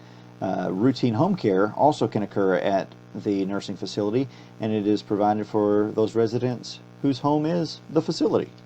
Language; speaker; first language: English; native; English